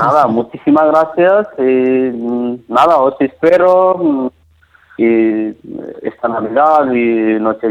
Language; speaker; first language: Spanish; non-native, learner; Nepali